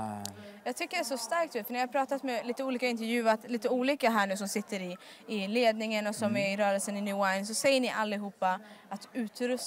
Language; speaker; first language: Swedish; native; Swedish